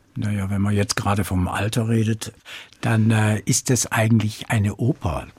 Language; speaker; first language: German; native; German